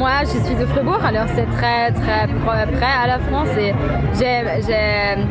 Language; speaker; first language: French; non-native, learner; German